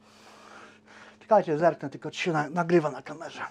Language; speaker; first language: Polish; native; Polish